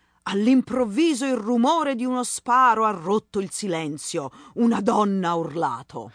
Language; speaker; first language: Italian; native; Italian